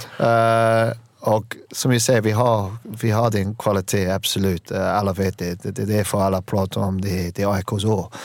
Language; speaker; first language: Swedish; non-native, learner; English